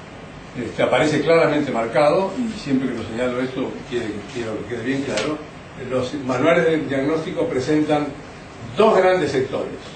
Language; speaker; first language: Spanish; native; Spanish